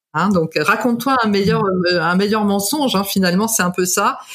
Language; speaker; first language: French; native; French